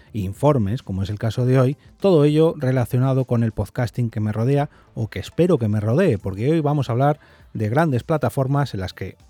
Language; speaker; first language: Spanish; native; Spanish